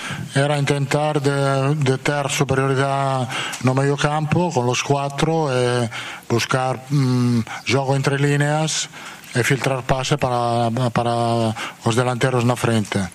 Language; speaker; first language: Portuguese; non-native, fluent; Spanish